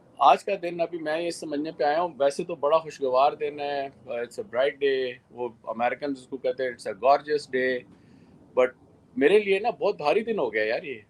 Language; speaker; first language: Urdu; non-native, local second language; Sindhi